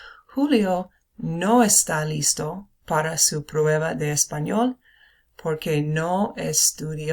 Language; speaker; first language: Spanish; non-native, fluent; English